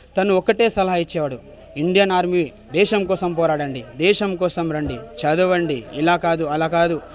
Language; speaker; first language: Telugu; non-native, local second language; Lambadi